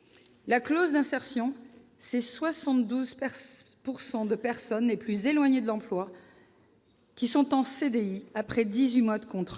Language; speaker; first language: French; native; French